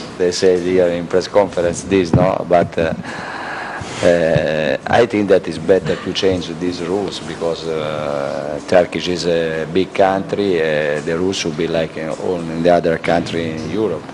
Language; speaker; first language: English; non-native, learner; Italian